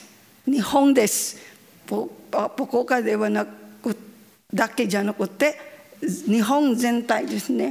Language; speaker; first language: Japanese; non-native, learner; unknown